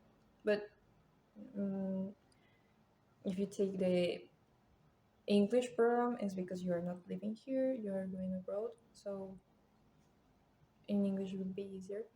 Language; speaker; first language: English; non-native, fluent; Spanish